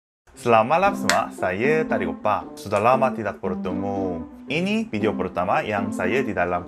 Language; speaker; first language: Indonesian; non-native, learner; Korean